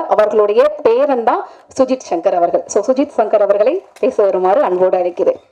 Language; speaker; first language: Tamil; native; Tamil